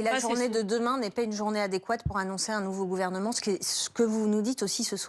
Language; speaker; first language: French; native; French